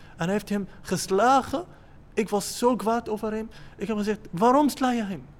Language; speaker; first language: Dutch; non-native, learner; Arabic